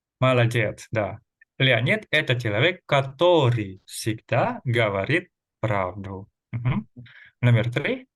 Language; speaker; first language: Russian; non-native, fluent; Indonesian